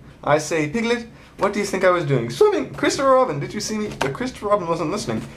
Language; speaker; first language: English; native; English